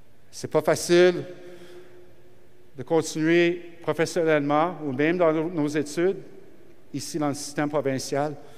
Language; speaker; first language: French; early bilingual, heritage; French